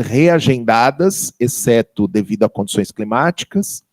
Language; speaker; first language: Portuguese; native; Portuguese